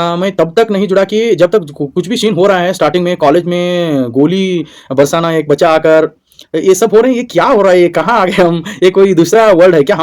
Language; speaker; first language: Hindi; non-native, local second language; Kannada